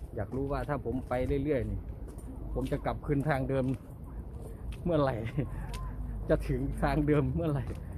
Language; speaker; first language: Thai; native; Thai